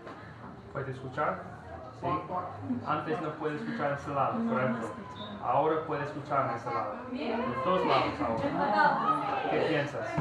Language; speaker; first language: Spanish; non-native, learner; English